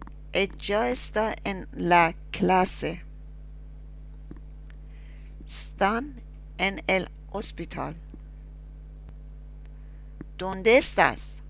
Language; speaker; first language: Spanish; non-native, fluent; Persian